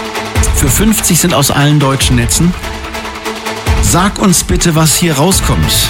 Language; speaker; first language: German; native; German